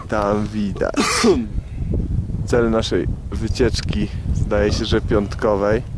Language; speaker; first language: Polish; native; Polish